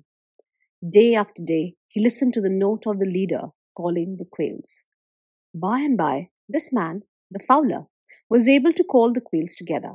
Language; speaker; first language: English; non-native, local second language; Bangla